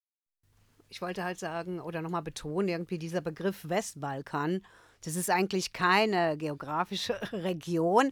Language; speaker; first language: German; early bilingual, other home language; Croatian